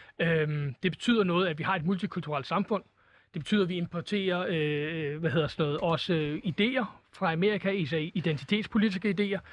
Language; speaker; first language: Danish; native; Danish